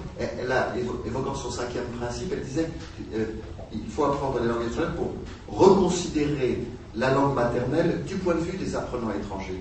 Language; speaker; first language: French; native; French